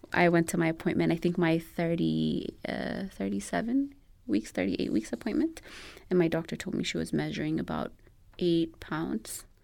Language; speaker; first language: English; non-native, local second language; Amharic